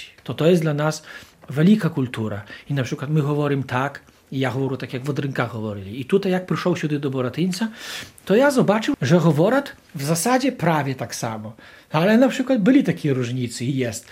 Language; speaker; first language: Polish; non-native, local second language; Ukrainian